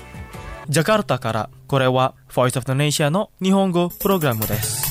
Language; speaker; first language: Japanese; non-native, fluent; Indonesian